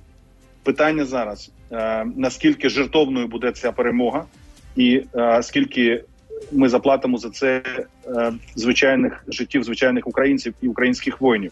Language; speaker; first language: Ukrainian; native; Ukrainian